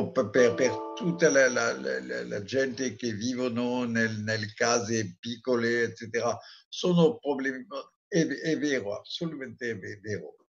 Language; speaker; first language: Italian; non-native, fluent; French